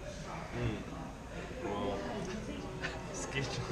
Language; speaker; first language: Japanese; non-native, learner; English